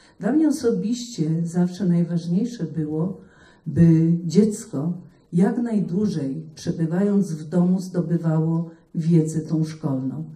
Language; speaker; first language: Polish; native; Polish